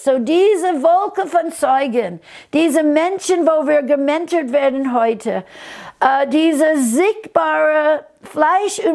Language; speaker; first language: German; non-native, fluent; English